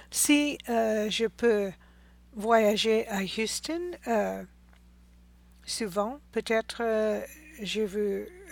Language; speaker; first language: French; non-native, learner; English